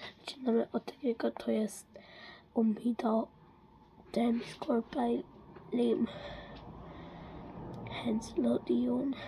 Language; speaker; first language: Polish; early bilingual, heritage; Dutch